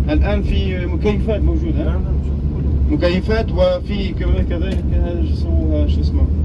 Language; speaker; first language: Arabic; non-native, fluent; Tatar